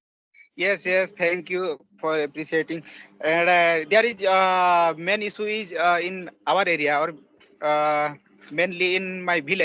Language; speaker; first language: English; non-native, learner; Odia